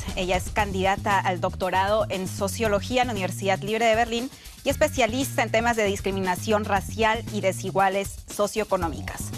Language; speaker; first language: Spanish; native; Spanish